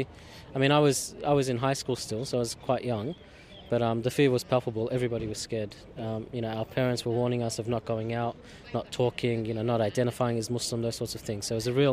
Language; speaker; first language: English; native; English